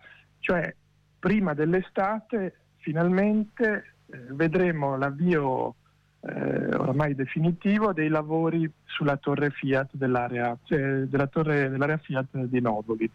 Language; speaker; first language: Italian; native; Italian